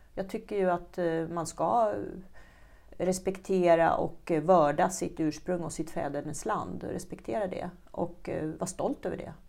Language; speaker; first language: Swedish; early bilingual, other home language; Czech